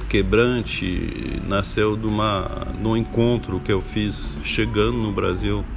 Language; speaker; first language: Portuguese; non-native, fluent; French